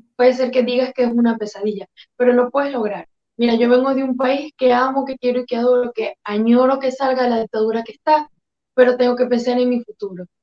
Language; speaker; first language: Spanish; native; Spanish